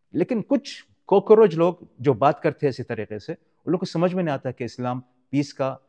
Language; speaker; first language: Urdu; non-native, fluent; Arabic